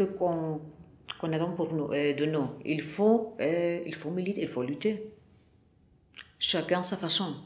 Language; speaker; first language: French; non-native, fluent; Greek